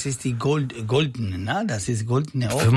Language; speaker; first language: German; non-native, fluent; Italian